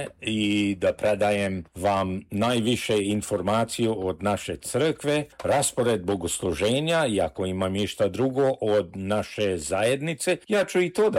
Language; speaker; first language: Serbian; early bilingual, heritage; Serbian